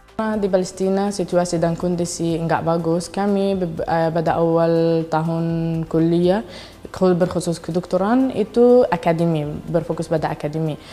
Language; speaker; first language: Indonesian; non-native, learner; Arabic